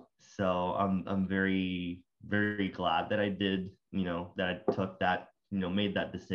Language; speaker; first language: English; non-native, fluent; Spanish